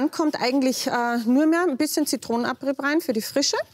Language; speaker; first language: German; native; German